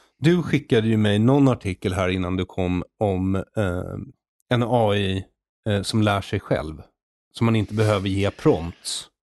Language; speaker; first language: Swedish; native; Swedish